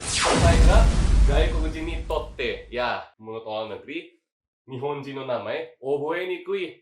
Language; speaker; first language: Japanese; non-native, fluent; Indonesian